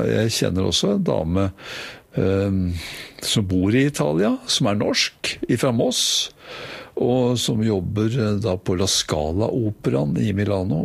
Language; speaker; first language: Norwegian; native; Norwegian